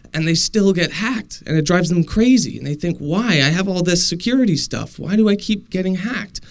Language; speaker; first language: English; native; English